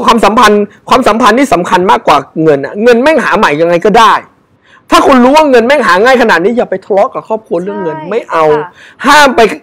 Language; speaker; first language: Thai; native; Thai